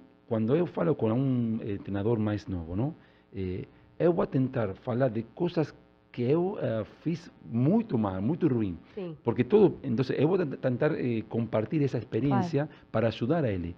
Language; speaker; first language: Portuguese; non-native, learner; Spanish